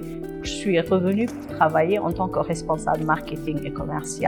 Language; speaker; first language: French; non-native, fluent; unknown